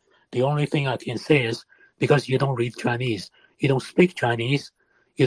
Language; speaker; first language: English; non-native, fluent; Wu Chinese